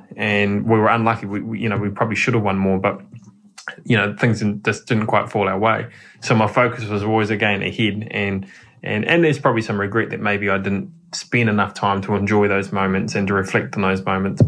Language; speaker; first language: English; native; English